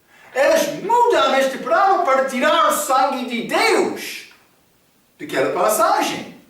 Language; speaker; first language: Portuguese; non-native, fluent; English